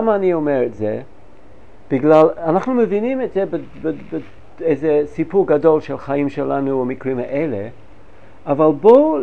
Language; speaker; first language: Hebrew; non-native, fluent; English